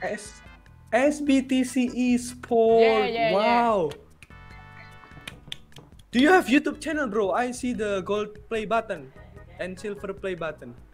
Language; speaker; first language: English; non-native, learner; Indonesian